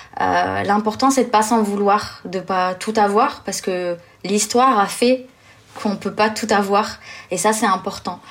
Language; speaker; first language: French; early bilingual, other home language; Arabic